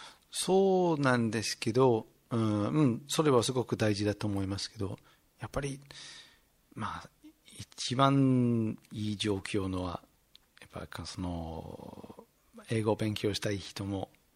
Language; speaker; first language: Japanese; non-native, fluent; English